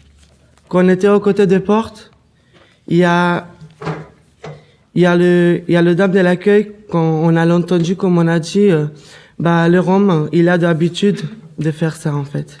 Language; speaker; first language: French; non-native, learner; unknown